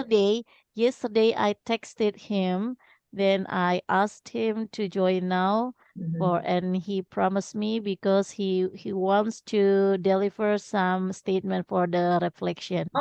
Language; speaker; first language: English; non-native, fluent; Indonesian